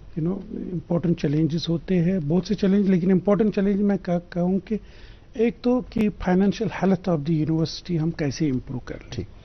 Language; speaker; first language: Hindi; non-native, local second language; Kashmiri